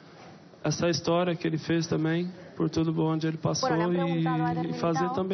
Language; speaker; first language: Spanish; non-native, fluent; Portuguese